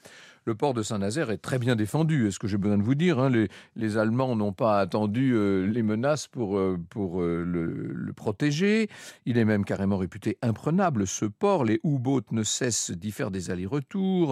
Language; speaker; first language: French; native; French